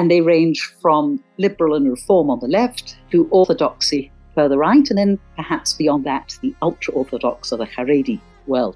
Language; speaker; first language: English; native; English